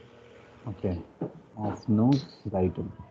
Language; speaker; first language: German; non-native, learner; Hindi